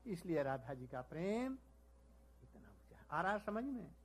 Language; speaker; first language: Hindi; native; Hindi